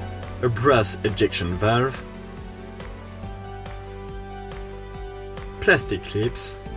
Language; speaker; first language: English; non-native, fluent; French